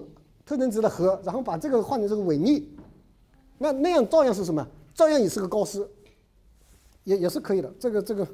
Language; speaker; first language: Chinese; native; Chinese